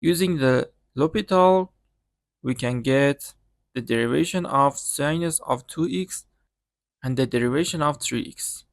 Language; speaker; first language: English; non-native, learner; Persian